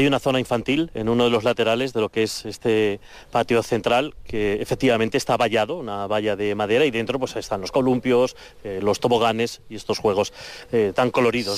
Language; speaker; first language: Spanish; native; Spanish